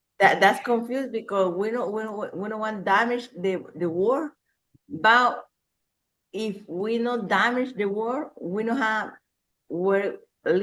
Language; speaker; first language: English; non-native, learner; Spanish